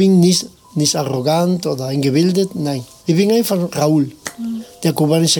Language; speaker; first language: German; non-native, fluent; Spanish